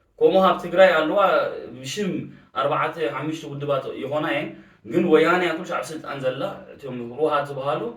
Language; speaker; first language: Tigrinya; early bilingual, heritage; Tigrinya